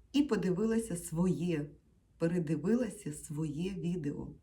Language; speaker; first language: Ukrainian; non-native, local second language; Russian